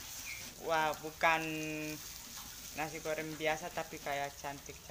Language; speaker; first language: Indonesian; non-native, learner; Spanish